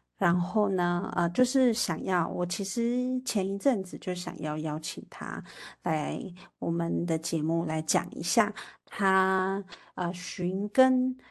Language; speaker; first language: Chinese; native; Chinese